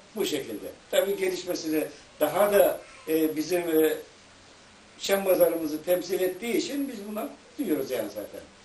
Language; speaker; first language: Turkish; native; Turkish